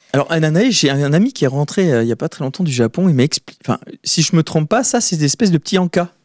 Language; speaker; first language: French; native; French